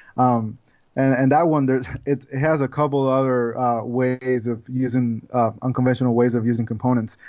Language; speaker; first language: English; non-native, fluent; Spanish